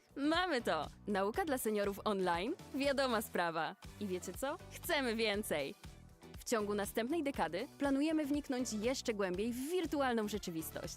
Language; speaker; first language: Polish; native; Polish